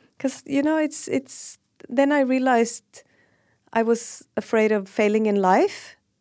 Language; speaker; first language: English; non-native, fluent; Norwegian